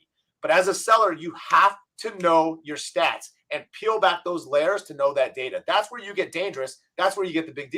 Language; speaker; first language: English; native; English